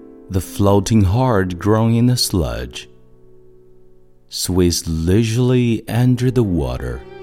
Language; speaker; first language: English; non-native, fluent; Chinese